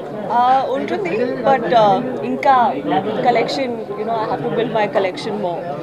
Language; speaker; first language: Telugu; non-native, learner; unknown